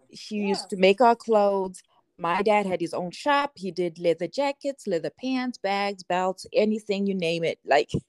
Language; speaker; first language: English; non-native, local second language; Shona